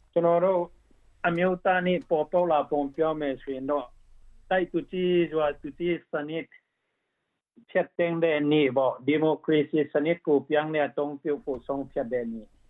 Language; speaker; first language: Burmese; non-native, local second language; Hakha Chin